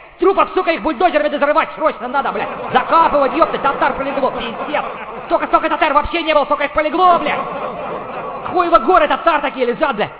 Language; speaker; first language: Russian; native; Russian